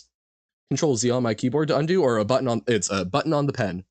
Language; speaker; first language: English; native; English